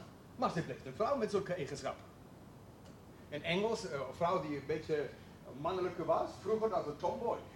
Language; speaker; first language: Dutch; non-native, fluent; English